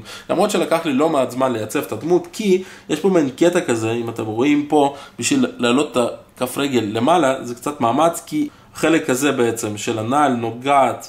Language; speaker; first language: Hebrew; native; Hebrew